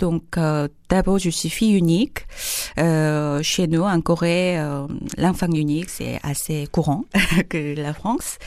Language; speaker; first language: French; non-native, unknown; Korean